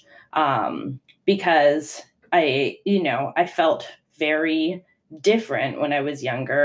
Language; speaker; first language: English; non-native, fluent; Italian